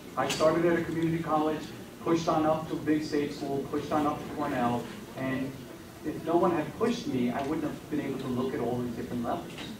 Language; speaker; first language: English; early bilingual, other home language; Spanish